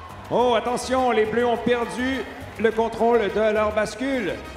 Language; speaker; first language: French; native; French